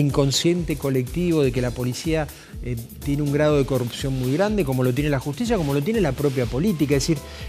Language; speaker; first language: Spanish; native; Spanish